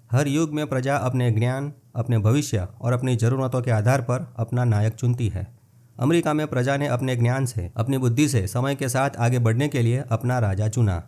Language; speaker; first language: Hindi; non-native, local second language; Gujarati